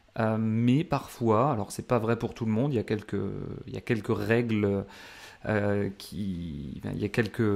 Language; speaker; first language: French; native; French